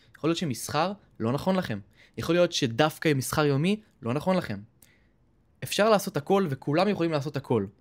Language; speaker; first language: Hebrew; native; Hebrew